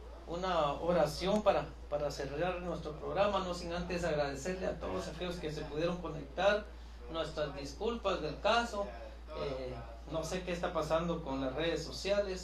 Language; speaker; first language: Spanish; native; Spanish